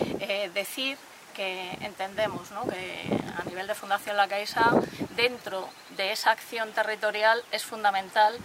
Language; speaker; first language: Spanish; native; Spanish